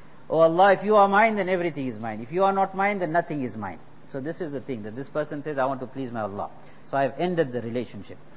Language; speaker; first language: English; native; English